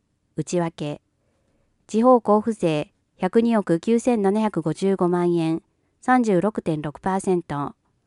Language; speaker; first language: Japanese; native; Japanese